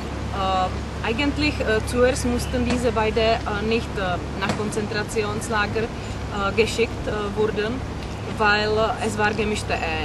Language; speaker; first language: German; non-native, learner; Czech